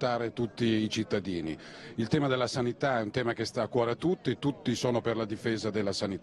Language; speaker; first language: Italian; native; Italian